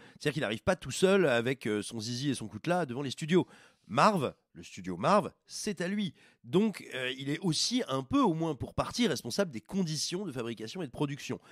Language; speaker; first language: French; native; French